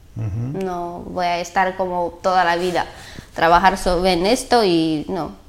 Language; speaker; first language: Spanish; non-native, learner; Bulgarian